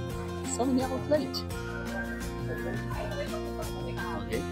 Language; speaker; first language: English; non-native, learner; Bangla